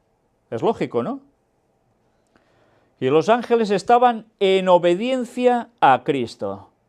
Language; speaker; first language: Spanish; native; Spanish